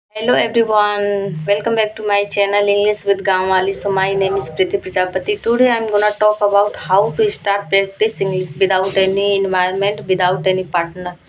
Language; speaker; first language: English; non-native, learner; Hindi